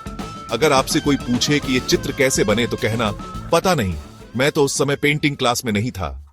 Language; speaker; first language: Hindi; native; Hindi